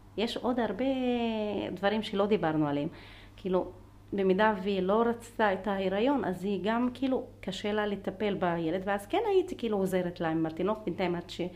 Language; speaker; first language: Hebrew; non-native, local second language; Arabic